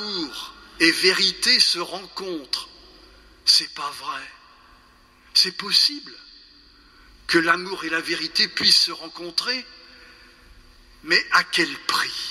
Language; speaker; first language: French; native; French